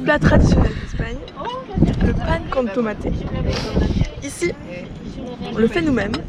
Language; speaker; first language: French; native; French